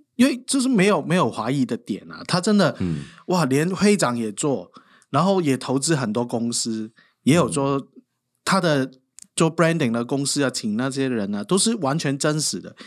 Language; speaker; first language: Chinese; non-native, local second language; Cantonese